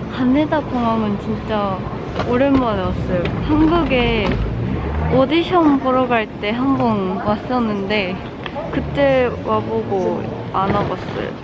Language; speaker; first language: Korean; non-native, fluent; Japanese